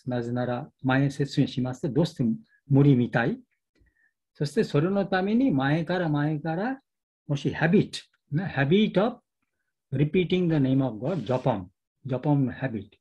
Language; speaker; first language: Japanese; non-native, learner; Bangla